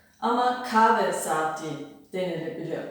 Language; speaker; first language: Turkish; non-native, learner; German